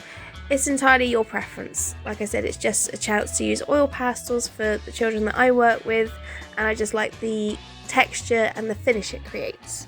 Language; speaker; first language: English; native; English